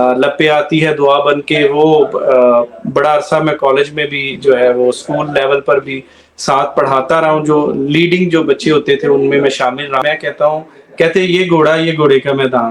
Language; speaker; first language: Urdu; non-native, local second language; Punjabi